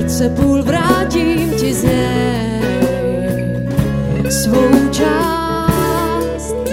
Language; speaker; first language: Czech; native; Czech